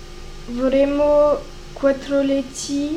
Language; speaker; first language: Italian; non-native, learner; French